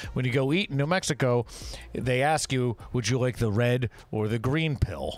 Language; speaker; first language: English; native; English